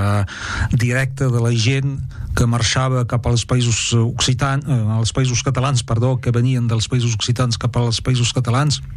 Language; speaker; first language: Catalan; non-native, fluent; French